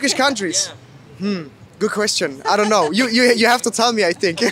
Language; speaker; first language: English; non-native, fluent; German